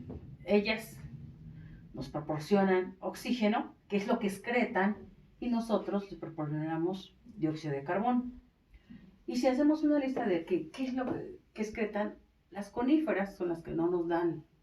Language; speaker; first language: Spanish; native; Spanish